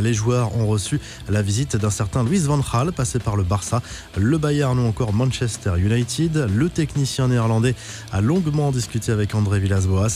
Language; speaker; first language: French; native; French